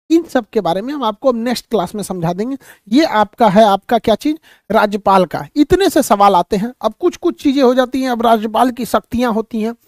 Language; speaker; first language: Hindi; native; Hindi